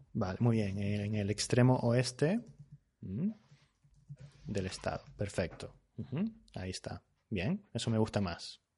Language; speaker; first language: Spanish; native; Spanish